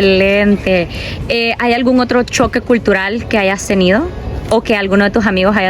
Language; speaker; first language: Spanish; native; Spanish